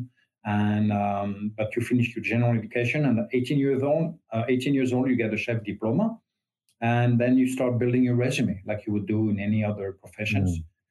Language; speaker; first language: English; non-native, fluent; French